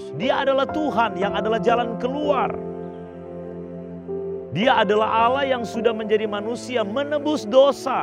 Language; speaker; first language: Indonesian; native; Indonesian